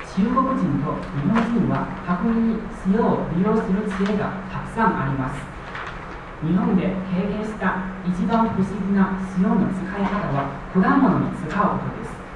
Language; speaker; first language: Japanese; non-native, fluent; Chinese